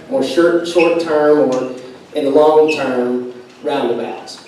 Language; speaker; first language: English; native; English